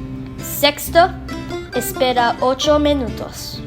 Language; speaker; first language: Spanish; non-native, learner; English